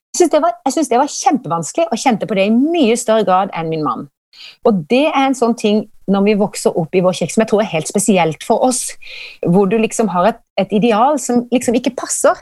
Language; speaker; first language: Norwegian; native; Norwegian